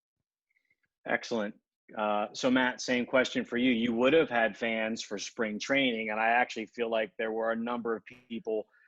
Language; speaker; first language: English; native; English